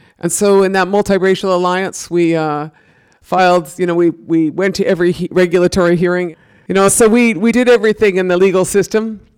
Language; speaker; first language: English; native; English